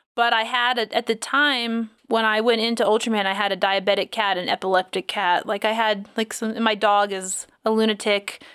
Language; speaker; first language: English; native; English